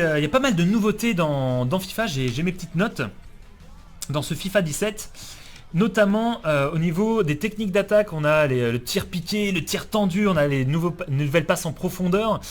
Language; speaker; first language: French; native; French